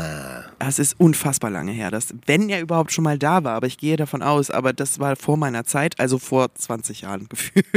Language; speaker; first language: German; native; German